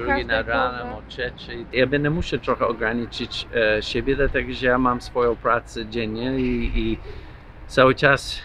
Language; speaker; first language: Polish; non-native, fluent; English